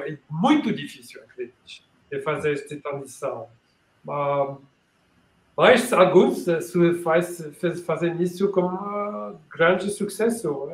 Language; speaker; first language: Portuguese; non-native, learner; French